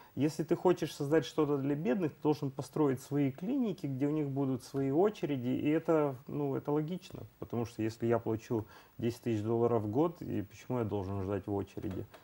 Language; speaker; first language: Russian; native; Russian